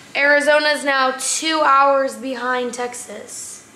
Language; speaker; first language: English; native; English